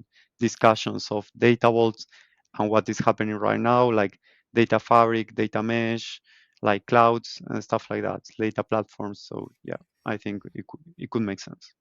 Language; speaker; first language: English; non-native, fluent; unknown